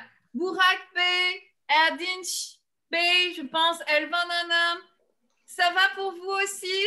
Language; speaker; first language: French; non-native, fluent; Turkish